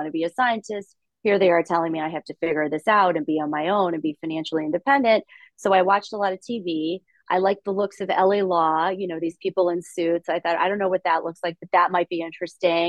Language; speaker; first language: English; early bilingual, other home language; Russian